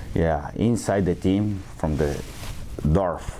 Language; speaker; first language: English; non-native, learner; Spanish